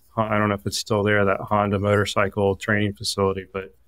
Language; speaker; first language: English; native; English